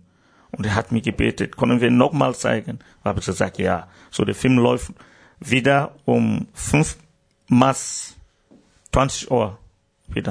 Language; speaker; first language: German; non-native, learner; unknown